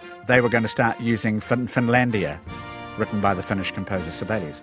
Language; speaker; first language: English; native; English